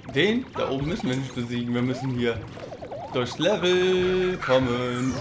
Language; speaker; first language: German; native; German